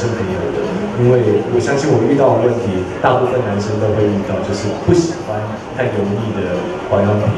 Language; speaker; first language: Chinese; native; Chinese